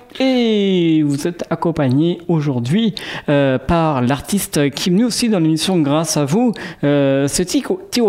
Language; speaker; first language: French; native; French